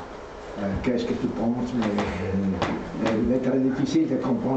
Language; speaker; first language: French; non-native, learner; Italian